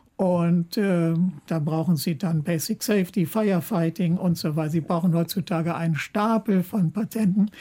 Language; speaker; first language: German; native; German